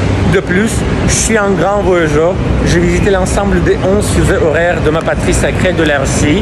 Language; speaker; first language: French; non-native, fluent; Russian